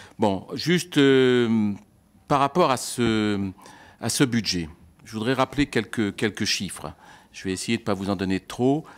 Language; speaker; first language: French; native; French